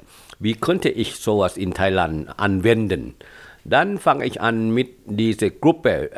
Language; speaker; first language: German; non-native, fluent; Thai